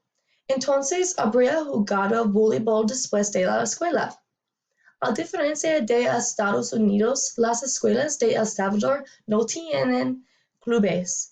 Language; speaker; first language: Spanish; non-native, learner; English